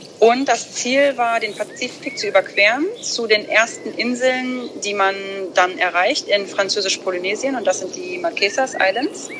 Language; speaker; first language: German; early bilingual, other home language; Russian